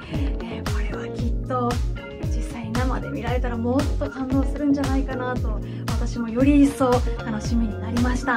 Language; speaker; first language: Japanese; native; Japanese